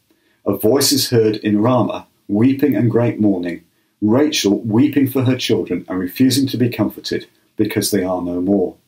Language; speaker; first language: English; native; English